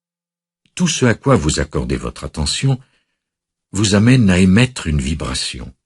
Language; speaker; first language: French; native; French